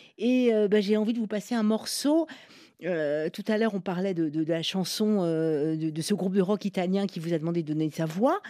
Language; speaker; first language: French; native; French